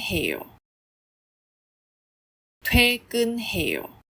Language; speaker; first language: Korean; non-native, fluent; Chinese